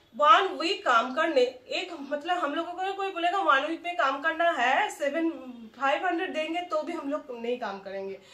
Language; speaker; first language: Hindi; non-native, local second language; Bangla